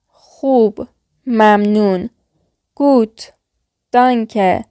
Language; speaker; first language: German; non-native, learner; Persian